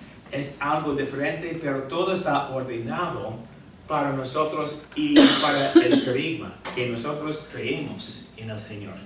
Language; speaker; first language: Spanish; non-native, fluent; English